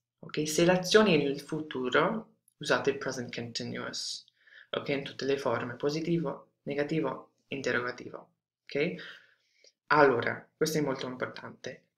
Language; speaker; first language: Italian; non-native, fluent; English